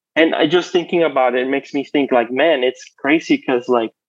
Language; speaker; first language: English; non-native, fluent; Spanish